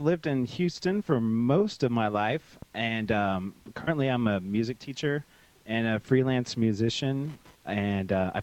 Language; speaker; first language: English; native; English